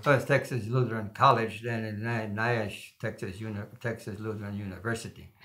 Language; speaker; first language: English; non-native, learner; German